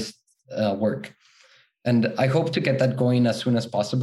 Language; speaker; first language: English; non-native, fluent; Spanish